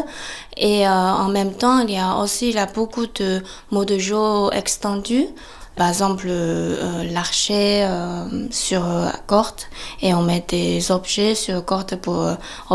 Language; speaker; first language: French; non-native, fluent; Chinese